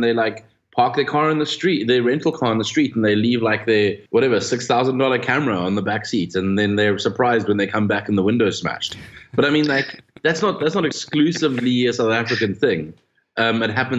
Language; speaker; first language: English; native; English